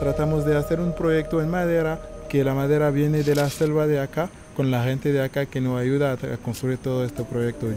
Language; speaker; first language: Spanish; non-native, learner; French